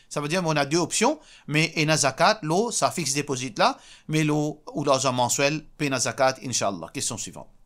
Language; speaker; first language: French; non-native, local second language; Morisyen